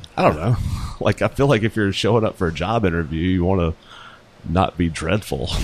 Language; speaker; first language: English; native; English